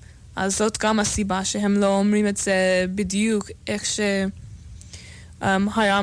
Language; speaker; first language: Hebrew; non-native, learner; English